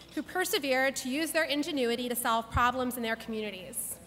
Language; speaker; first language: English; native; English